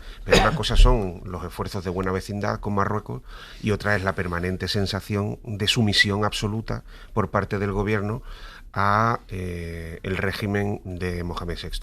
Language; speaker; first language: Spanish; native; Spanish